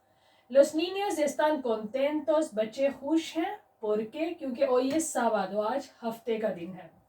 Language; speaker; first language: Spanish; non-native, learner; Urdu